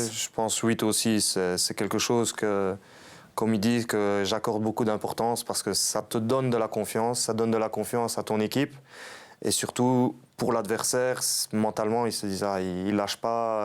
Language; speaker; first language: French; native; French